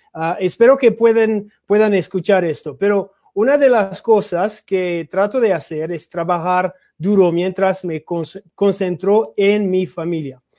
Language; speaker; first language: Spanish; non-native, learner; English